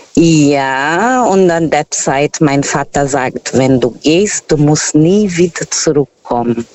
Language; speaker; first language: German; non-native, fluent; Portuguese